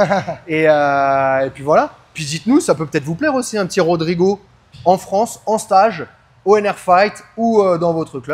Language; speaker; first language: French; native; French